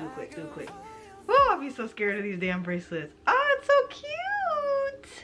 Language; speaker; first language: English; native; English